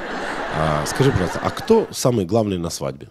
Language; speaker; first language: Russian; native; Russian